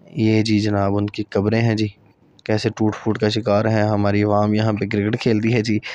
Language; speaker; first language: Urdu; non-native, local second language; Punjabi